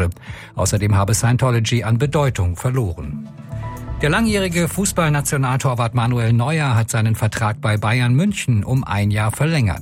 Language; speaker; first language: German; native; German